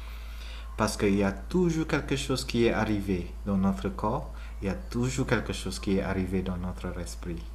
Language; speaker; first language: French; non-native, fluent; Vietnamese